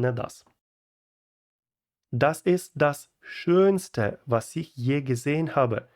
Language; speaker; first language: German; non-native, fluent; Ukrainian